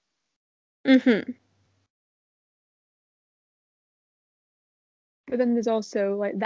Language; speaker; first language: English; native; English